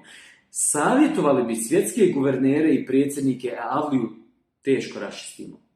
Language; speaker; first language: Bosnian; native; Bosnian